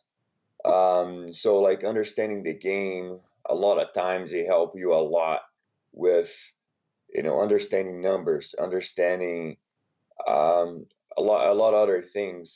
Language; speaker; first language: English; non-native, fluent; Portuguese